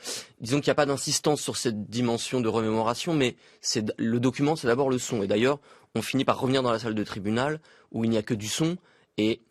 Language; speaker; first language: French; native; French